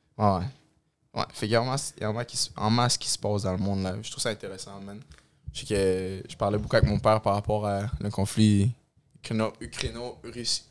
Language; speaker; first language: French; early bilingual, other home language; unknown